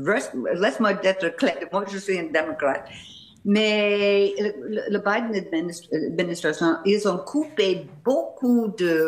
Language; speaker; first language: French; non-native, fluent; English